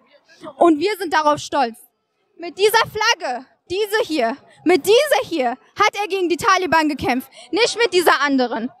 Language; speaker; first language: German; early bilingual, other home language; Persian